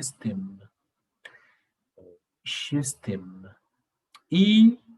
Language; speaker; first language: Russian; non-native, learner; Portuguese